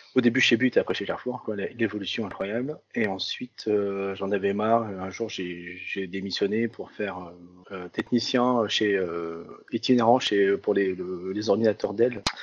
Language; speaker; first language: French; early bilingual, other home language; Vietnamese